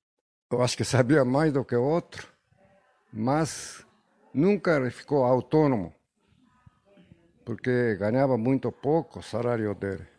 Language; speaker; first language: Portuguese; non-native, learner; Japanese